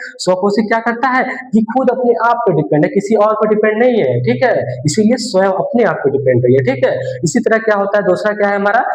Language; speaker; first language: Hindi; native; Hindi